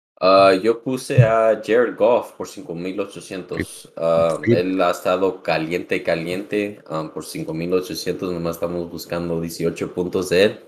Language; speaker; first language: Spanish; early bilingual, heritage; Spanish